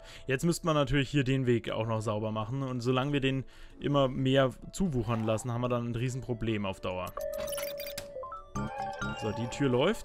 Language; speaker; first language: German; native; German